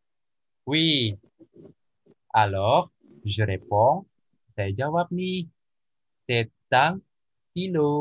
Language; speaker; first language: French; non-native, learner; Indonesian